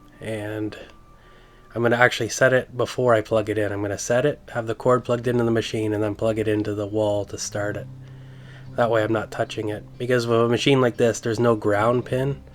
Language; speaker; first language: English; native; English